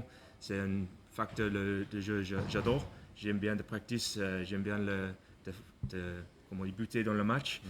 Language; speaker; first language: French; non-native, learner; English